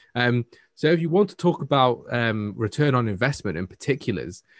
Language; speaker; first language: English; native; English